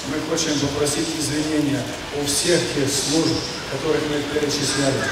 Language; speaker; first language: Russian; native; Russian